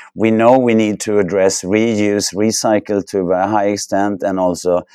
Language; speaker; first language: English; non-native, fluent; Swedish